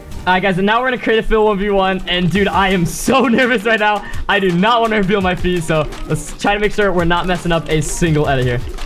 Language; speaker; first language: English; native; English